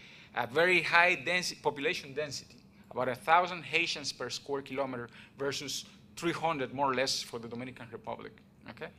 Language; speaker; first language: English; non-native, fluent; Spanish